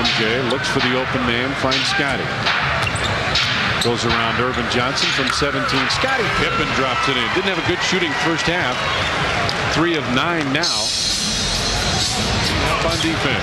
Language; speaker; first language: English; native; English